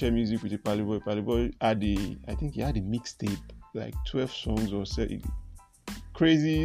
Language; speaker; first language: English; non-native, local second language; Yoruba